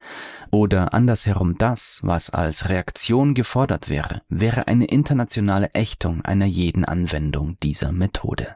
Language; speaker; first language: German; native; German